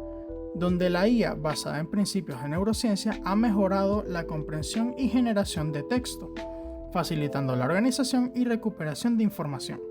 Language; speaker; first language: Spanish; native; Spanish